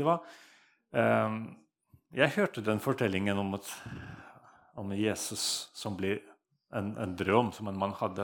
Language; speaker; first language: Norwegian; non-native, fluent; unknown